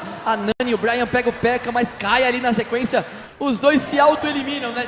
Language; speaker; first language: Portuguese; native; Portuguese